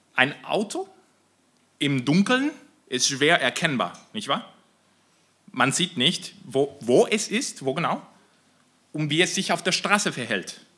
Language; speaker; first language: German; non-native, fluent; Spanish